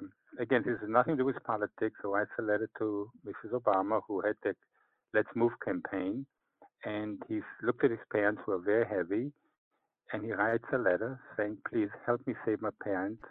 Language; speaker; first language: English; non-native, fluent; Hebrew